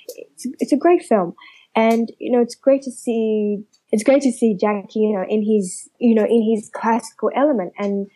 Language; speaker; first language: English; early bilingual, other home language; Chinese